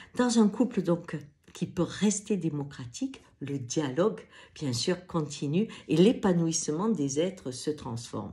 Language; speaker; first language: French; native; French